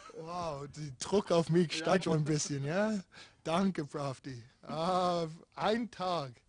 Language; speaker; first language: German; non-native, fluent; English